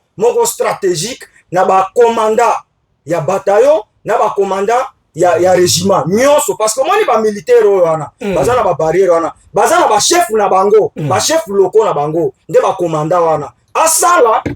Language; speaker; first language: Lingala; non-native, local second language; Swahili